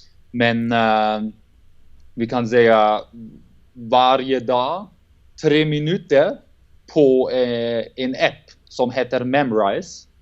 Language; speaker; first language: Swedish; non-native, learner; German